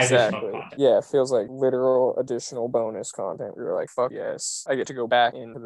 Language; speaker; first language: English; native; English